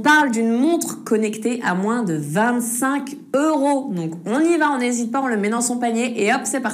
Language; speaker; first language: French; native; French